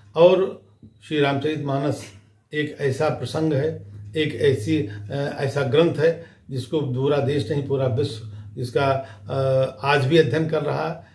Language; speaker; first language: Hindi; native; Hindi